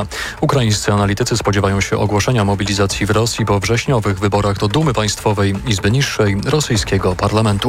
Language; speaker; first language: Polish; native; Polish